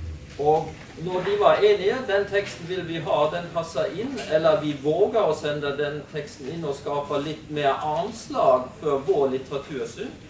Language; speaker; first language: Norwegian; non-native, fluent; German